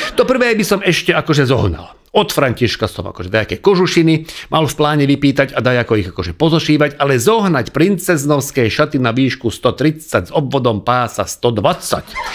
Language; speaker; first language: Slovak; non-native, local second language; Hungarian